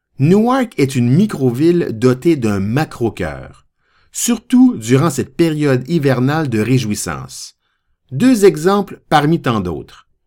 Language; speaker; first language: French; native; French